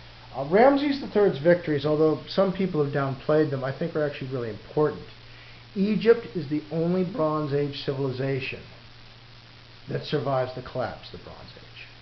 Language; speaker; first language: English; native; English